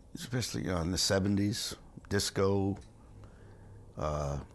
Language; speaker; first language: English; native; English